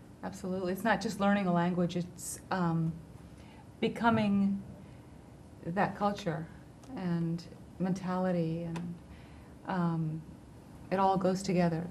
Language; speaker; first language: English; early bilingual, heritage; English